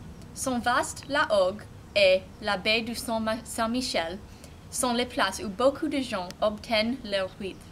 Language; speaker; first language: French; non-native, learner; English